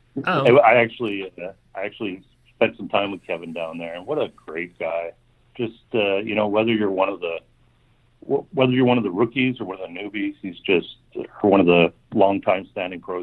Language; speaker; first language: English; native; English